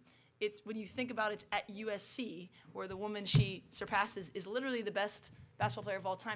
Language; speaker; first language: English; native; English